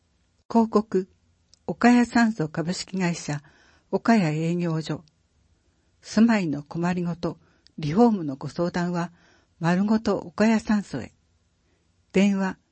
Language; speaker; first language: Japanese; native; Japanese